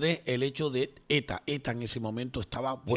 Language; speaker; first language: Spanish; native; Spanish